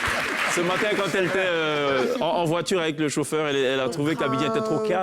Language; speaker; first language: French; native; French